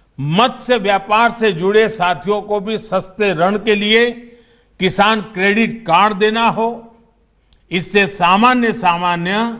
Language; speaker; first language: Hindi; non-native, local second language; Gujarati